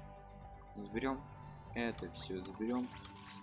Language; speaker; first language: Russian; native; Russian